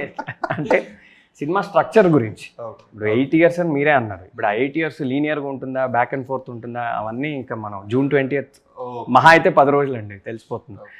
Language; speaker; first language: Telugu; native; Telugu